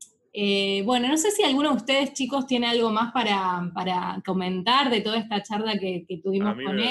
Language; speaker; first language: Spanish; native; Spanish